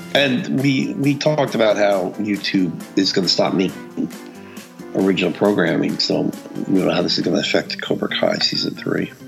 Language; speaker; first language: English; early bilingual, other home language; Filipino